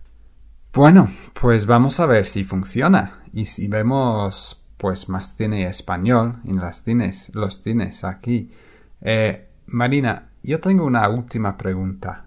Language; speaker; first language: Spanish; non-native, fluent; English